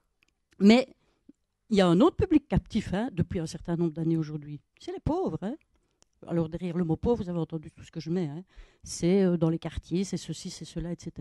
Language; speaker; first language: French; native; French